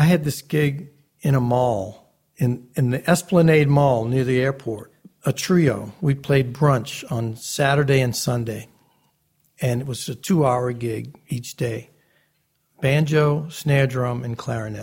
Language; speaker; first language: English; native; English